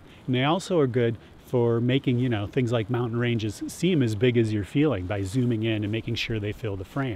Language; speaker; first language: English; native; English